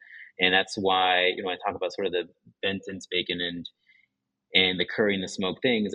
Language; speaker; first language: English; early bilingual, other home language; Japanese